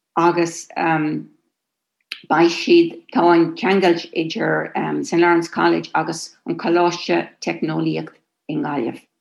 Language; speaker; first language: Irish; non-native, local second language; English